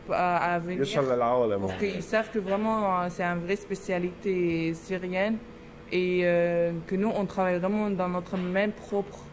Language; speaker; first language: French; non-native, fluent; Arabic